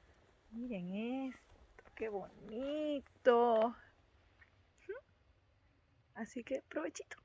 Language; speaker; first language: Spanish; native; Spanish